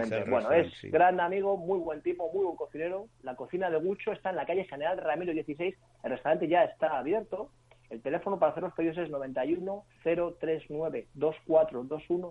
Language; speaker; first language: Spanish; native; Spanish